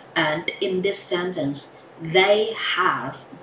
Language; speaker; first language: English; non-native, fluent; Vietnamese